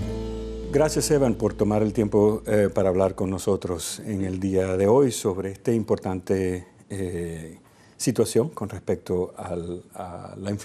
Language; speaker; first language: Spanish; native; Spanish